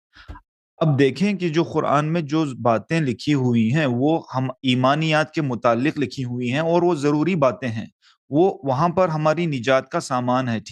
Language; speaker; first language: Hindi; early bilingual, heritage; Urdu